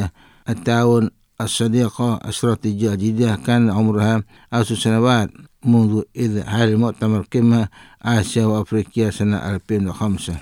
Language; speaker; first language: Arabic; non-native, fluent; Indonesian